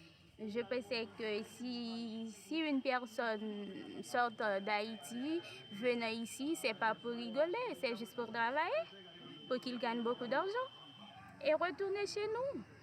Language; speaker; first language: French; non-native, local second language; Haitian Creole